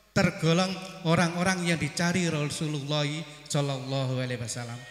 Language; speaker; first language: Indonesian; non-native, local second language; Javanese